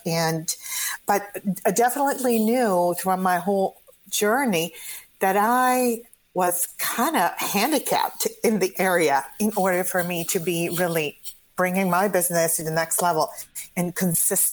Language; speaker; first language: English; non-native, fluent; Croatian